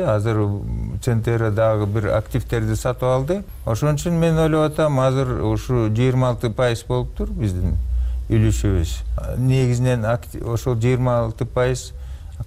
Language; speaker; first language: Kyrgyz; native; Kyrgyz